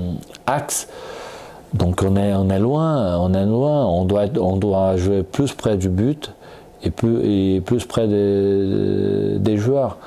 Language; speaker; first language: French; non-native, fluent; Portuguese